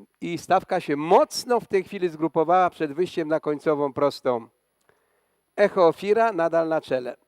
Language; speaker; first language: Polish; native; Polish